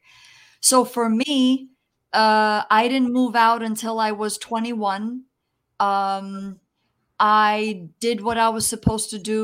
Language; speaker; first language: English; early bilingual, other home language; Italian